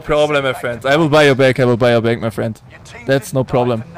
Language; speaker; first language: English; non-native, learner; German